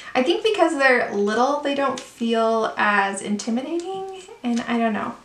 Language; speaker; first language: English; native; English